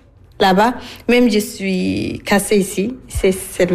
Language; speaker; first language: French; non-native, learner; Arabic